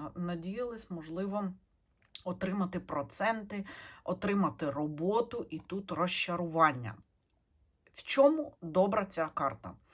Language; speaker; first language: Ukrainian; non-native, local second language; Russian